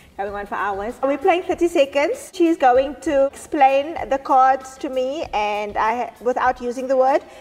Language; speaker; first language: English; non-native, local second language; Afrikaans